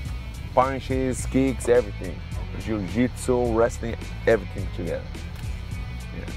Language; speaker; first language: English; non-native, learner; Portuguese